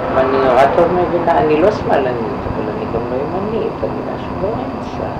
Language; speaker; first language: Hebrew; non-native, fluent; Yiddish